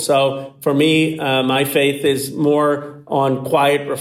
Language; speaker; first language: English; native; English